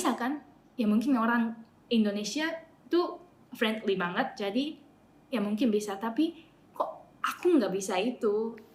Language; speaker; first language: Indonesian; non-native, fluent; Japanese